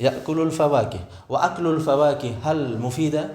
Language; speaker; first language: Arabic; non-native, fluent; Uzbek